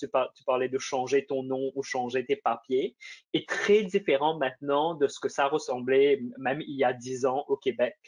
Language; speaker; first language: French; non-native, local second language; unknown